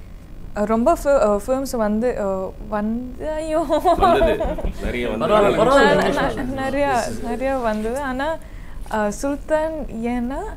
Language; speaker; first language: Tamil; non-native, learner; Kodava